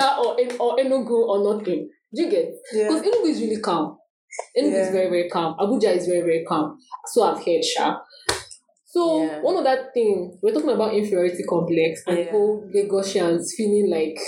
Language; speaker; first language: English; non-native, local second language; Yoruba